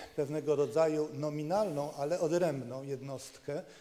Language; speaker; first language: Polish; native; Polish